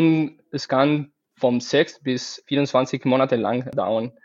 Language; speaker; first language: German; non-native, fluent; Spanish